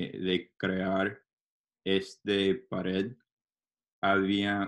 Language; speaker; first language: Spanish; non-native, learner; English